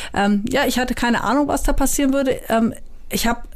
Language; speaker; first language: German; native; German